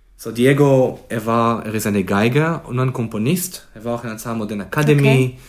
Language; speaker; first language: German; non-native, fluent; Hebrew